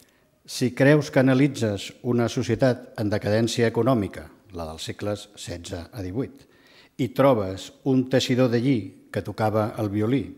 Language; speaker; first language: Catalan; native; Catalan